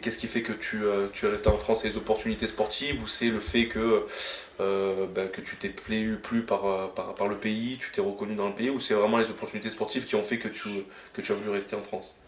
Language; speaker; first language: French; native; French